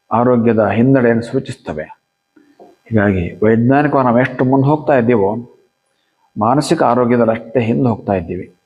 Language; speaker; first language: Kannada; native; Kannada